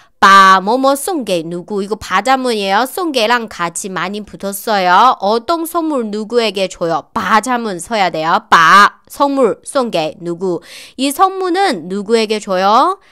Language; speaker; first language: Korean; non-native, fluent; Chinese